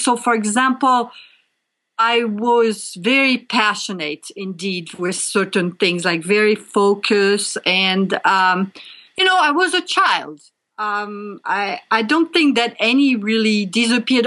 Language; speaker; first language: English; non-native, fluent; French